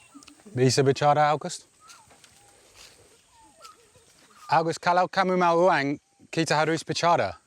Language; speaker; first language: Indonesian; non-native, learner; English